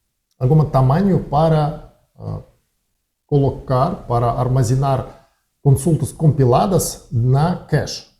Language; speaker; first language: Portuguese; non-native, learner; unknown